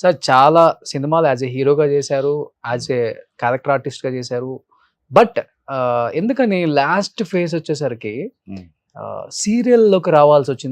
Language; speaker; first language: Telugu; native; Telugu